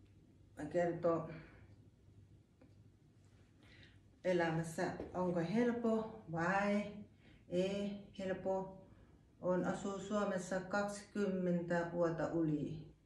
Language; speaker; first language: Finnish; non-native, learner; Thai